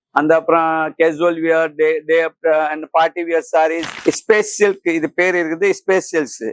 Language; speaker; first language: Tamil; non-native, fluent; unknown